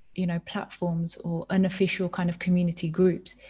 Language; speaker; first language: English; native; English